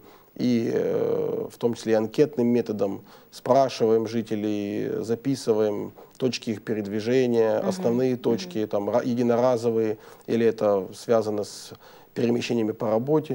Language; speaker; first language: Russian; native; Russian